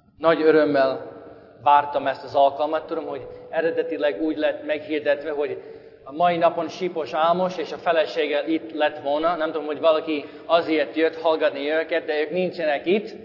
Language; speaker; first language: Hungarian; non-native, learner; English